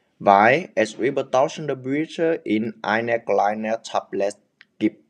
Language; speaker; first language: German; non-native, learner; Vietnamese